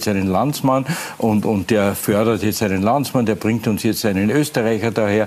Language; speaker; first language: German; native; German